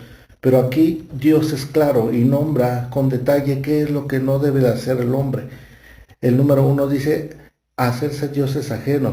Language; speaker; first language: Spanish; native; Spanish